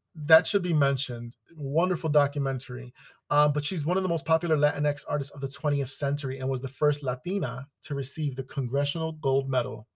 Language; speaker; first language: English; early bilingual, other home language; Spanish